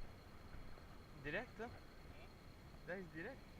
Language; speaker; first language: Dutch; non-native, fluent; Italian